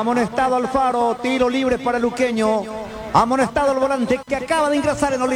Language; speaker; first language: Spanish; native; Spanish